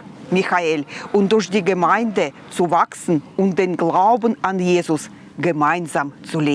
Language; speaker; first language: German; non-native, fluent; Russian